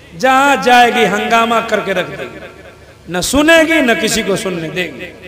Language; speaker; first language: Hindi; native; Hindi